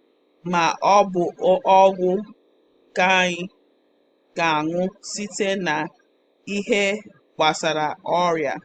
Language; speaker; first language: Igbo; non-native, learner; English